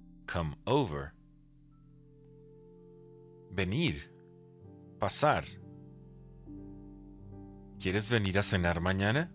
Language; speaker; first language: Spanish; native; Spanish